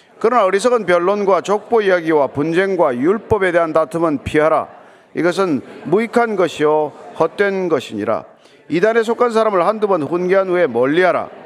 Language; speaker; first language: Korean; native; Korean